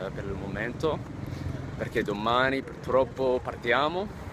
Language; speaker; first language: Italian; non-native, fluent; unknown